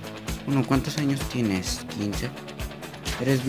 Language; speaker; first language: Spanish; early bilingual, other home language; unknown